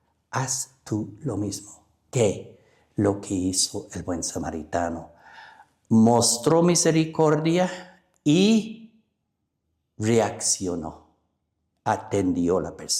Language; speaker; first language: Spanish; non-native, fluent; English